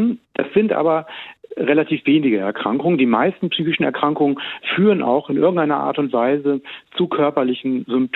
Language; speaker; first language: German; native; German